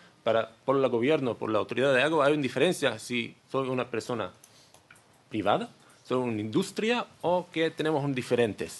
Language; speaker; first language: Spanish; non-native, learner; Hebrew